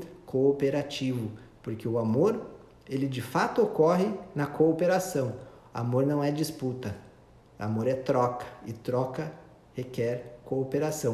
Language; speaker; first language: Portuguese; native; Portuguese